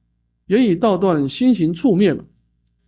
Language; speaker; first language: Chinese; native; Chinese